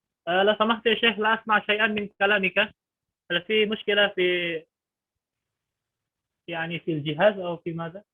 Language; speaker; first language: Arabic; non-native, fluent; Indonesian